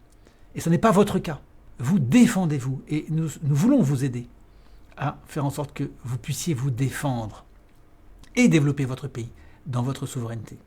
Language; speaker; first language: French; native; French